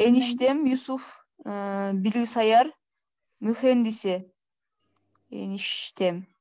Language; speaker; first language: Turkish; non-native, learner; Kyrgyz